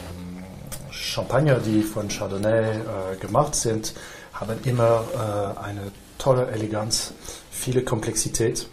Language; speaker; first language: German; non-native, fluent; French